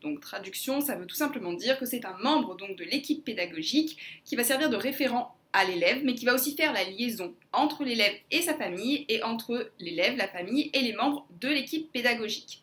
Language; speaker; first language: French; native; French